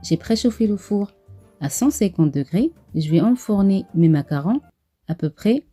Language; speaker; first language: French; non-native, local second language; Arabic